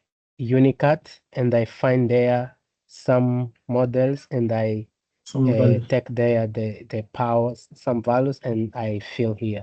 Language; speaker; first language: English; non-native, learner; Portuguese